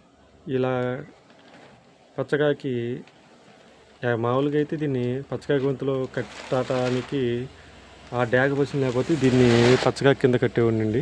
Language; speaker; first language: Telugu; native; Telugu